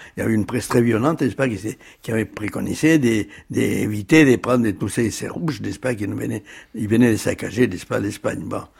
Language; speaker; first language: French; early bilingual, other home language; Spanish